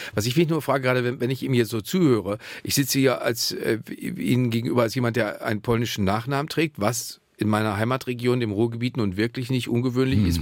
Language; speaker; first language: German; native; German